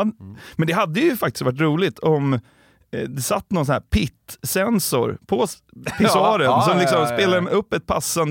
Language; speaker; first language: Swedish; native; Swedish